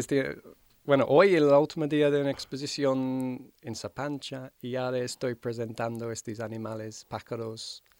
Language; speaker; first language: Spanish; non-native, fluent; English